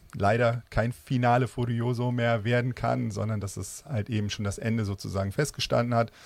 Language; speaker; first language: German; native; German